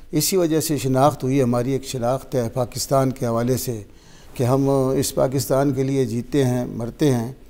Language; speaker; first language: Urdu; non-native, local second language; Pashto